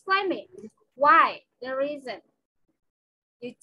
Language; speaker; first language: English; non-native, fluent; Indonesian